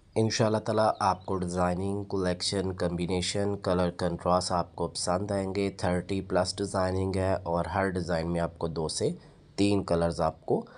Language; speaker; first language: Urdu; native; Urdu